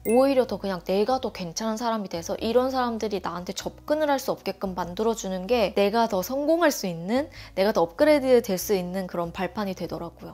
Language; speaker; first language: Korean; native; Korean